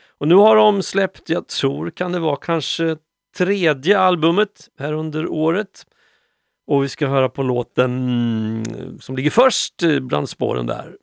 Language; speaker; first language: Swedish; native; Swedish